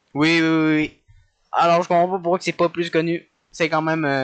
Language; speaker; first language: French; native; French